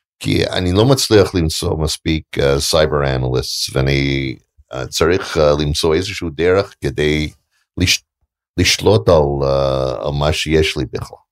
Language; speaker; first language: Hebrew; non-native, fluent; English